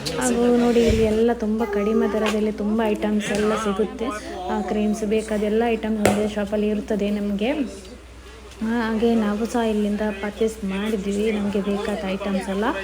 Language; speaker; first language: Kannada; non-native, local second language; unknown